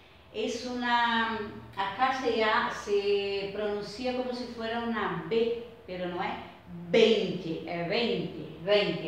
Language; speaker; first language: Spanish; non-native, fluent; Portuguese